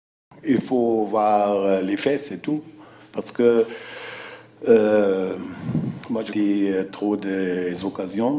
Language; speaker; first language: French; non-native, fluent; German